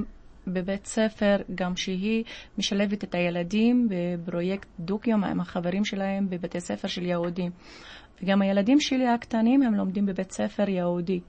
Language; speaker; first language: Hebrew; non-native, local second language; Arabic